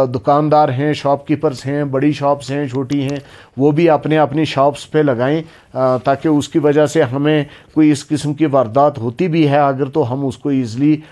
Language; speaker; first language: Hindi; non-native, local second language; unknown